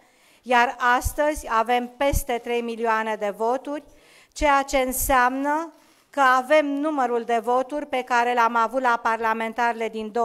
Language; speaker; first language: Romanian; native; Romanian